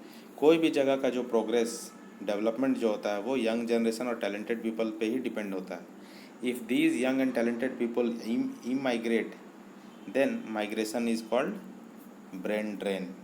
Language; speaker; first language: Hindi; native; Hindi